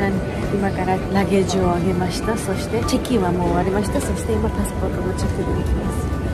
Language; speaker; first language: Japanese; non-native, learner; Georgian